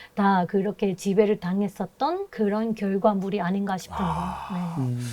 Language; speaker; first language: Korean; non-native, fluent; Burmese